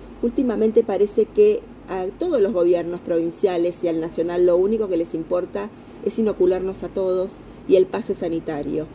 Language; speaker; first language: Spanish; native; Spanish